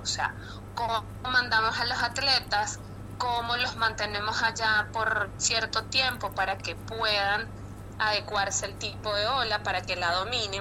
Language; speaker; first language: Spanish; native; Spanish